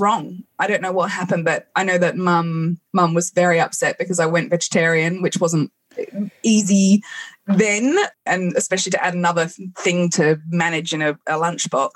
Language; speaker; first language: English; native; English